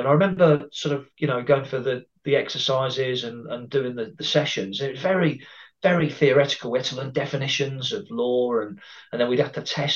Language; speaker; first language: English; native; English